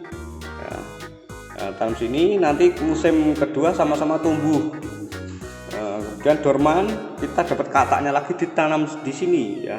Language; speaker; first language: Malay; non-native, local second language; Javanese